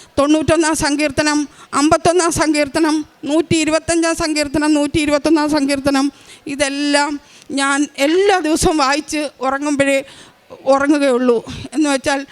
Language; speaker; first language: Malayalam; native; Malayalam